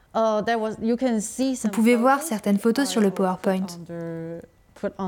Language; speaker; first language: French; non-native, fluent; Cantonese